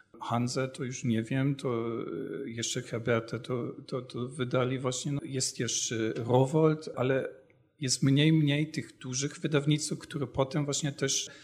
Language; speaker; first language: Polish; non-native, fluent; German